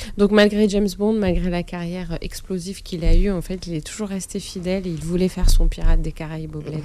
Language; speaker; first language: French; non-native, local second language; Arabic